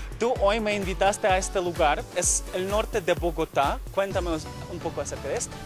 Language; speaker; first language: Spanish; non-native, fluent; Ukrainian